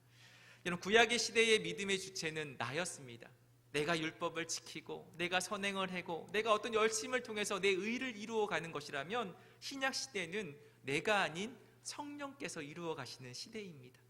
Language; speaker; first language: Korean; native; Korean